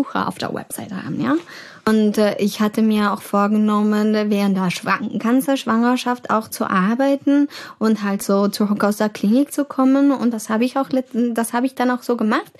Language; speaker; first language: German; early bilingual, heritage; German